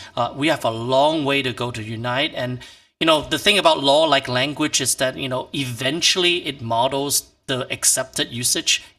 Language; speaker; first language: English; non-native, local second language; Cantonese